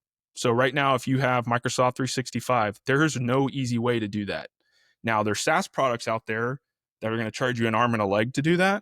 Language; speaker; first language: English; native; English